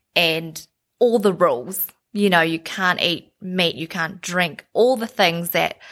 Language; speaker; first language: English; native; English